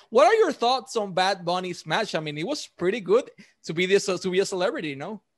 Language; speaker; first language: English; non-native, local second language; Spanish